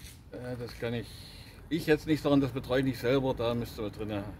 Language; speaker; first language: German; native; German